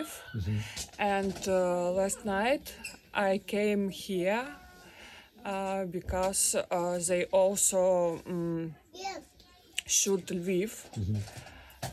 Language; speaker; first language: English; non-native, learner; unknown